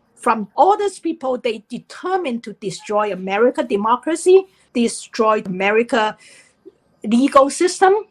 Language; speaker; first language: English; non-native, fluent; Chinese